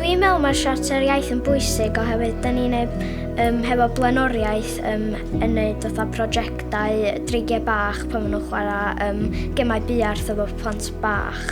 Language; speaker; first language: Welsh; non-native, local second language; English